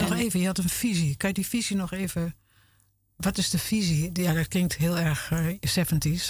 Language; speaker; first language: Dutch; native; Dutch